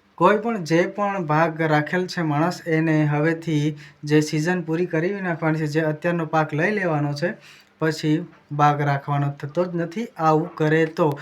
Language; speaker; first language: Gujarati; non-native, local second language; Bhili